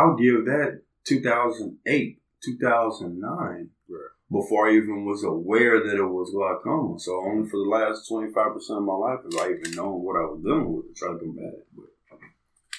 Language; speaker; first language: English; native; English